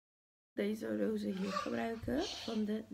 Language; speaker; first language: Dutch; early bilingual, other home language; Portuguese